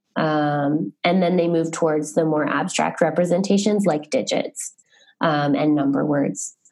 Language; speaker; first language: English; native; English